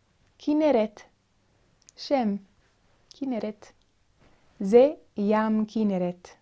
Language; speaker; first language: Hebrew; non-native, fluent; English